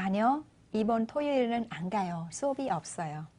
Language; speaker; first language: Korean; non-native, fluent; Vietnamese